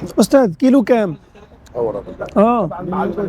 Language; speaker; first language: Arabic; non-native, learner; Bangla